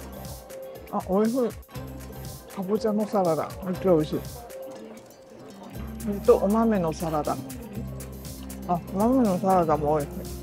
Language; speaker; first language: Japanese; native; Japanese